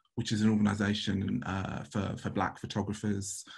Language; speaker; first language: English; native; English